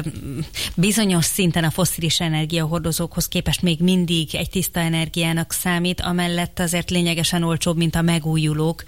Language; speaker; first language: Hungarian; native; Hungarian